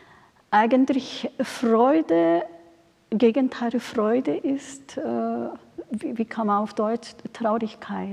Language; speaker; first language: German; non-native, fluent; Japanese